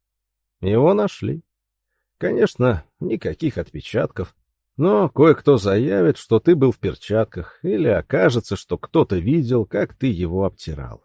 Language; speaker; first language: Russian; native; Russian